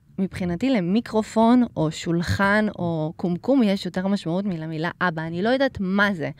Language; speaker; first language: Hebrew; early bilingual, other home language; Russian